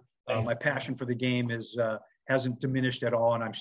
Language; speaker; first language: English; native; English